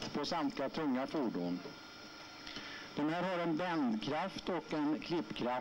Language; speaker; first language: Swedish; native; Swedish